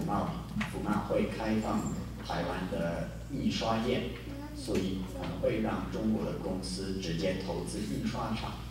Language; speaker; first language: Chinese; non-native, fluent; English